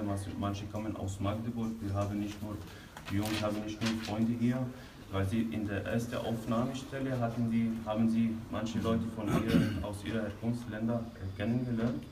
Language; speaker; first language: German; non-native, fluent; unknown